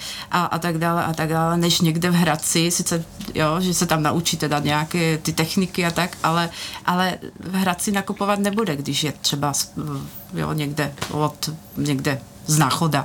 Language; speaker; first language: Czech; native; Czech